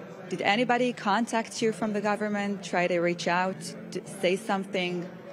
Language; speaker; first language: English; non-native, fluent; Hebrew